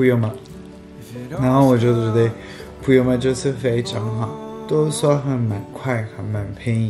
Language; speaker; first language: Chinese; non-native, learner; French